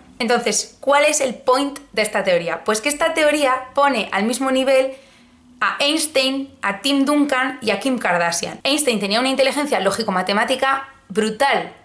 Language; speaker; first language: Spanish; native; Spanish